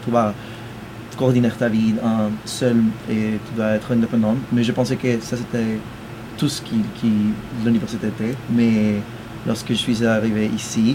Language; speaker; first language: French; non-native, fluent; Spanish